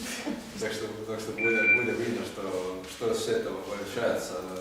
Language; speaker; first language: Russian; non-native, learner; Estonian